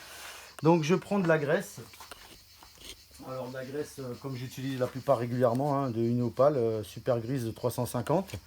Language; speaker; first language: French; native; French